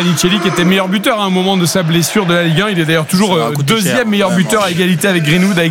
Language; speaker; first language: French; native; French